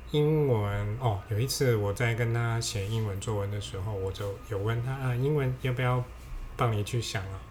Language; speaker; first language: Chinese; non-native, fluent; Cantonese